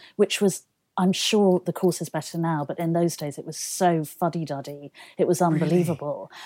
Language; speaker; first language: English; native; English